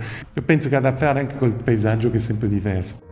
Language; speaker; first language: Italian; non-native, fluent; German